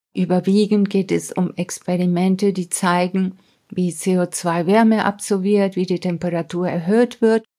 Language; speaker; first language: German; non-native, fluent; Spanish